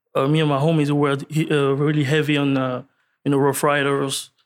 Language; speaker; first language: English; non-native, learner; French